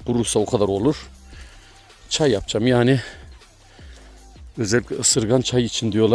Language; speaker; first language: Turkish; native; Turkish